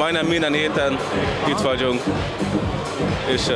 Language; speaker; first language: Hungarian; early bilingual, heritage; Dutch